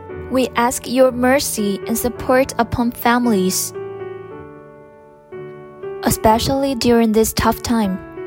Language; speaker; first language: English; non-native, fluent; Chinese